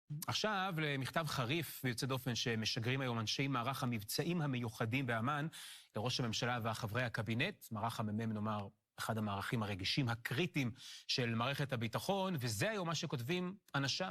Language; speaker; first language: Hebrew; native; Hebrew